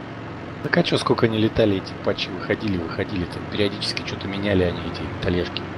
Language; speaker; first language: Russian; native; Russian